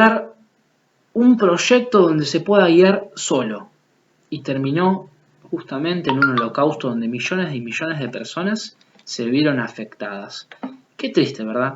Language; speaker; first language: Spanish; native; Spanish